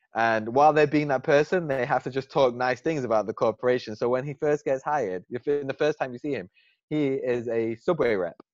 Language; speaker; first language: English; native; English